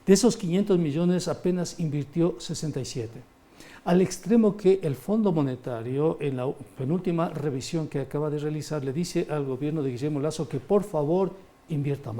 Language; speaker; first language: Spanish; native; Spanish